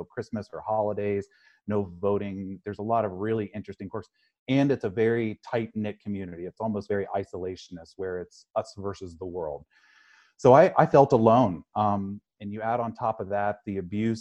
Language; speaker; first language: English; native; English